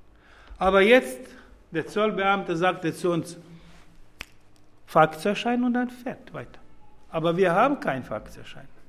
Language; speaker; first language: German; non-native, fluent; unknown